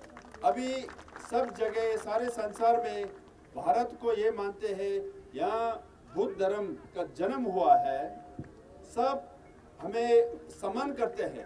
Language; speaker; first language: Hindi; non-native, learner; Tibetan